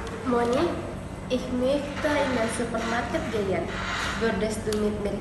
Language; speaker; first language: German; non-native, learner; Indonesian